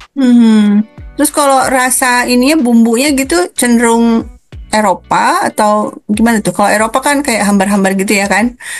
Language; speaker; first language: Indonesian; native; Indonesian